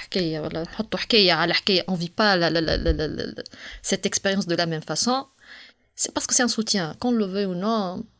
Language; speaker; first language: French; non-native, local second language; Arabic